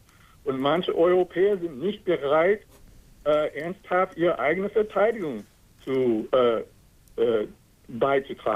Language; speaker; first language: German; non-native, fluent; English